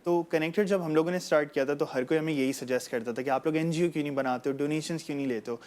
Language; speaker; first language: Urdu; native; Urdu